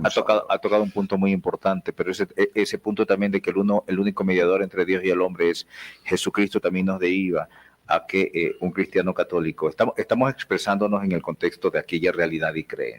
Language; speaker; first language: Spanish; native; Spanish